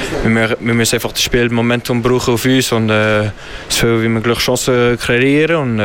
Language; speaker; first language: German; non-native, learner; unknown